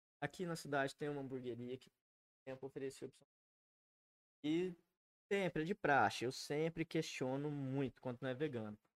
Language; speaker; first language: Portuguese; native; Portuguese